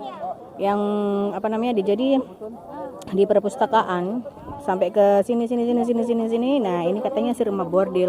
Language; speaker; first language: Indonesian; native; Indonesian